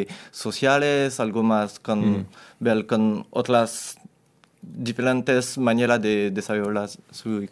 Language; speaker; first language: Spanish; non-native, fluent; French